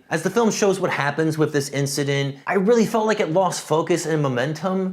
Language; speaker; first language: English; native; English